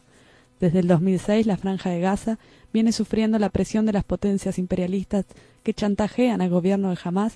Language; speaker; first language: Spanish; native; Spanish